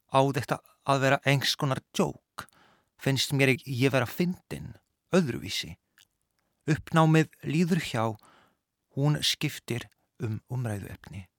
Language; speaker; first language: Icelandic; non-native, fluent; Polish